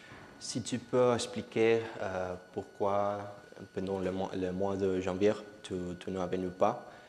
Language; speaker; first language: French; non-native, fluent; Spanish